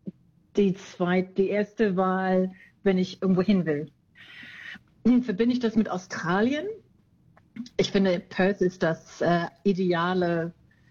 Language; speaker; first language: German; native; German